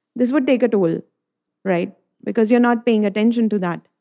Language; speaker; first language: English; non-native, local second language; Hindi